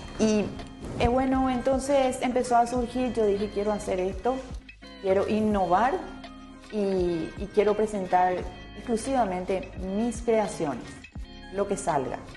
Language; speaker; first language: Spanish; early bilingual, other home language; Italian